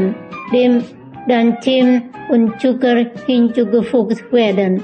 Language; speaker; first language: German; non-native, fluent; Indonesian